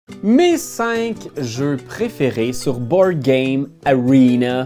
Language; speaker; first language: French; native; French